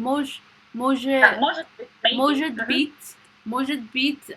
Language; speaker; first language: Russian; non-native, learner; English